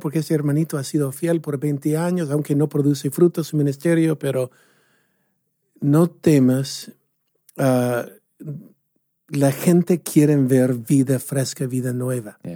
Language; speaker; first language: Spanish; non-native, fluent; English